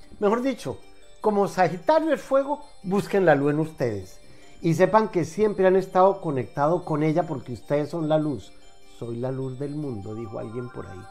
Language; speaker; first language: Spanish; native; Spanish